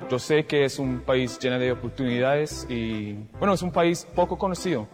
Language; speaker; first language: Spanish; non-native, fluent; English